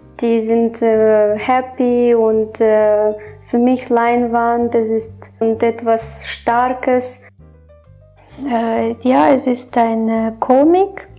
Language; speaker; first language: German; non-native, fluent; Romanian